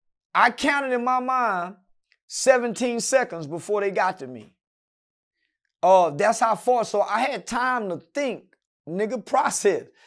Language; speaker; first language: English; native; English